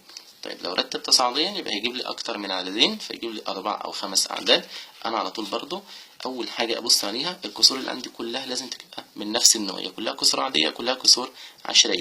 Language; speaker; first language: Arabic; native; Arabic